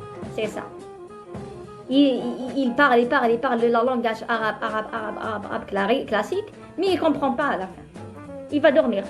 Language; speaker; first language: French; non-native, local second language; Arabic